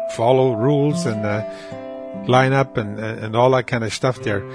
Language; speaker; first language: English; non-native, fluent; Cree